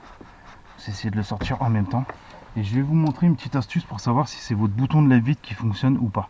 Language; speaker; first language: French; native; French